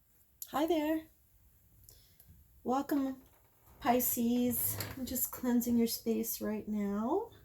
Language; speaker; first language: English; native; English